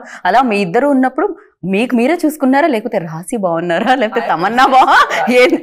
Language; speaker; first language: Telugu; native; Telugu